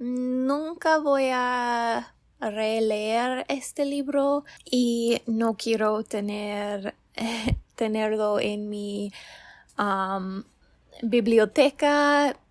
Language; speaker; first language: Spanish; non-native, learner; English